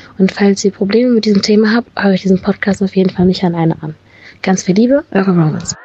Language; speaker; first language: German; native; German